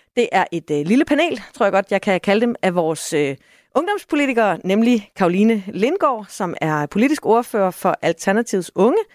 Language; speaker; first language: Danish; native; Danish